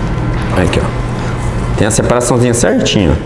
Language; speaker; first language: Portuguese; native; Portuguese